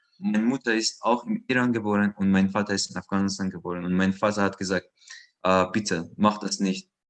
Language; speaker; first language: German; non-native, learner; Persian